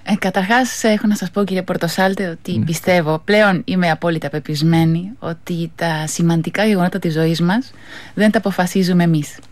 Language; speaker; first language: Greek; non-native, fluent; Spanish